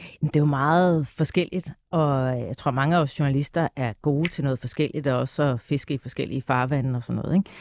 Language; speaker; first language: Danish; native; Danish